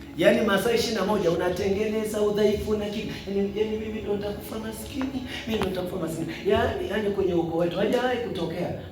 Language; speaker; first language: Swahili; native; Swahili